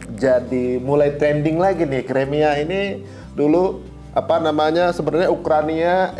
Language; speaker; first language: Indonesian; native; Indonesian